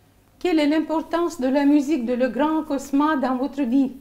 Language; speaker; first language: French; non-native, fluent; Russian